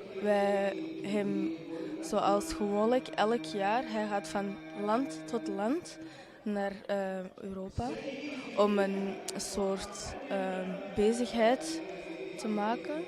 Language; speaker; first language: Dutch; early bilingual, other home language; Wolof